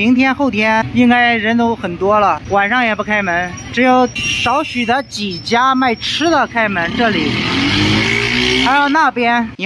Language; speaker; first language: Chinese; native; Chinese